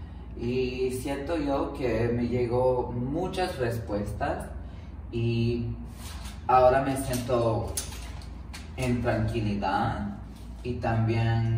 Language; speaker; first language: Spanish; early bilingual, heritage; English